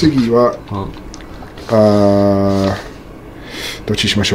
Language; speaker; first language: Japanese; non-native, learner; English